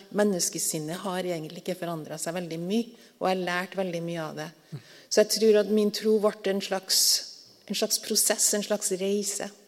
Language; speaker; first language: Norwegian; native; Norwegian